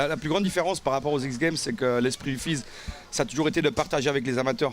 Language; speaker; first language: French; native; French